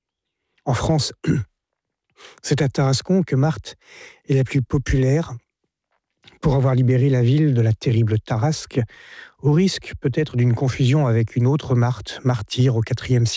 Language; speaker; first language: French; native; French